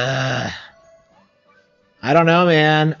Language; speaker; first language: English; native; English